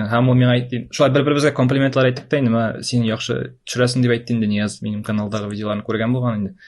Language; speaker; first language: Tatar; native; Tatar